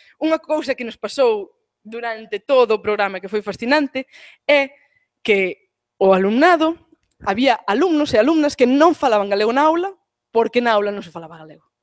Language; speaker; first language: Galician; native; Galician